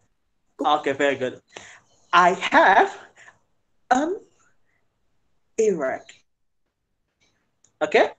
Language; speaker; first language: English; non-native, fluent; Indonesian